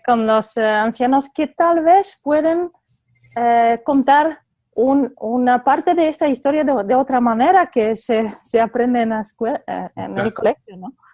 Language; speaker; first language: Spanish; non-native, fluent; Polish